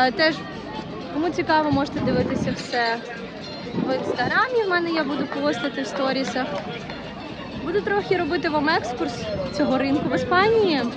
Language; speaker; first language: Ukrainian; non-native, local second language; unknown